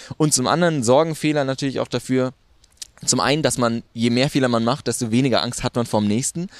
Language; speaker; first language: German; native; German